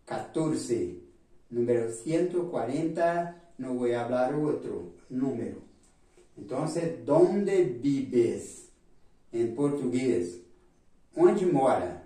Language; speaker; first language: Spanish; non-native, fluent; Portuguese